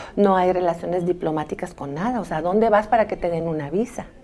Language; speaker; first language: Spanish; early bilingual, other home language; Arabic